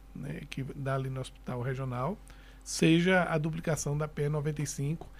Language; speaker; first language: Portuguese; native; Portuguese